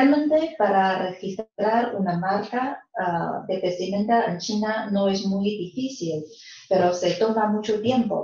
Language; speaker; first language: Spanish; non-native, fluent; Chinese